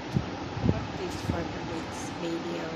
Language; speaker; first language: English; non-native, learner; Filipino